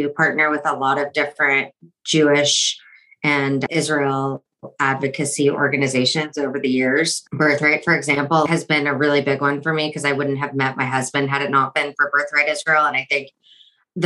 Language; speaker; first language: English; native; English